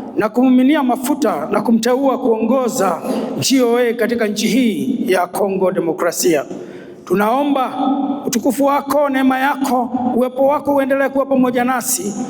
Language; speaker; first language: Swahili; non-native, local second language; Kikuyu